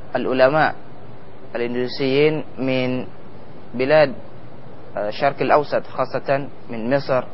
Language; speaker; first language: Arabic; non-native, fluent; Indonesian